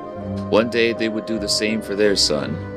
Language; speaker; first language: English; native; English